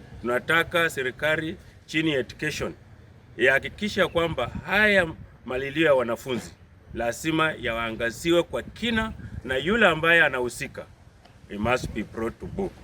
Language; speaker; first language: Swahili; non-native, local second language; Luyia